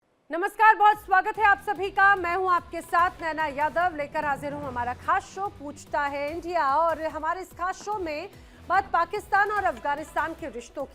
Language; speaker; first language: Hindi; native; Hindi